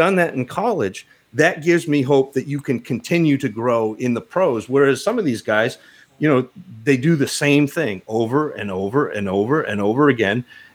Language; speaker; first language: English; native; English